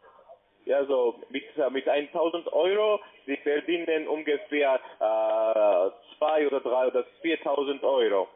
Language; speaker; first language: German; non-native, learner; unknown